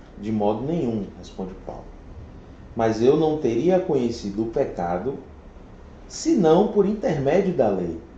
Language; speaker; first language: Portuguese; native; Portuguese